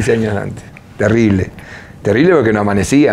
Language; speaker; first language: Spanish; native; Spanish